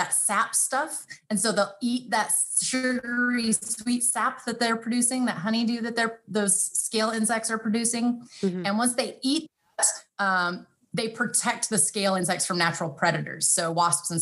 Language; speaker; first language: English; native; English